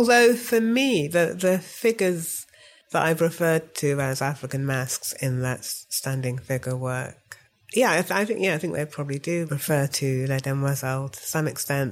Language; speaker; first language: English; native; English